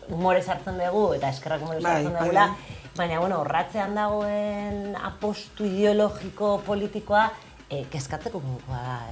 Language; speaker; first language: Basque; non-native, local second language; Spanish